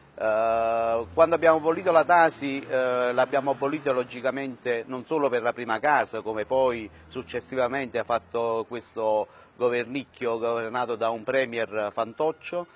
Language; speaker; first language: Italian; native; Italian